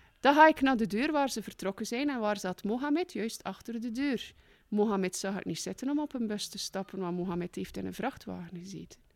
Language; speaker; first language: Dutch; native; Dutch